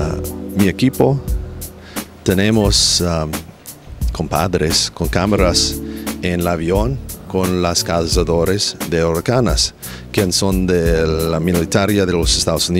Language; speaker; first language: Spanish; non-native, learner; English